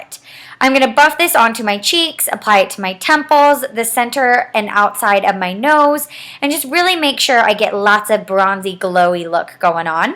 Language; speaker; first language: English; native; English